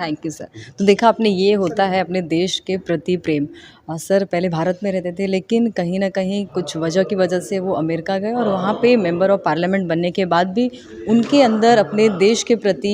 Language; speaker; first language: Hindi; native; Hindi